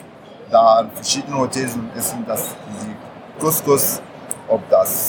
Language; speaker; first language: German; non-native, fluent; Arabic